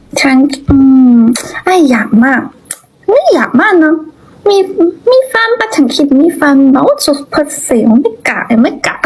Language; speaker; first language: Thai; non-native, learner; Chinese